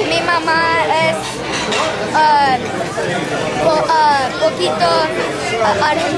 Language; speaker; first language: Spanish; early bilingual, heritage; Spanish